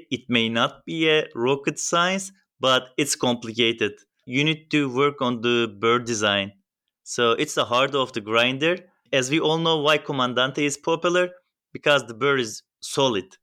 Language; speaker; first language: English; non-native, fluent; Turkish